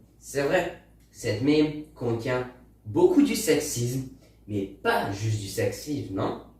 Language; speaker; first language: French; non-native, learner; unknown